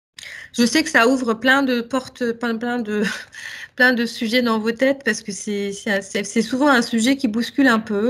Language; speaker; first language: French; native; French